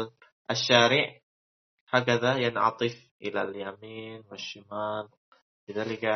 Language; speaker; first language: Arabic; non-native, fluent; Indonesian